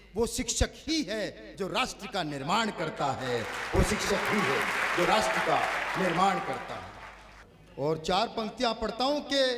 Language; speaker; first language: Hindi; native; Hindi